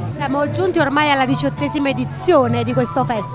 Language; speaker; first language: Italian; native; Italian